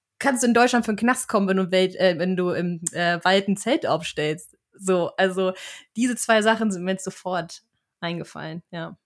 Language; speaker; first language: German; native; German